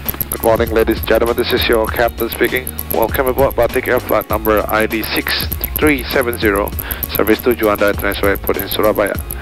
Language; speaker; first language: English; non-native, fluent; Indonesian